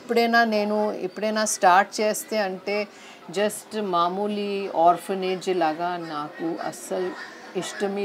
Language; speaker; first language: Telugu; non-native, learner; Hindi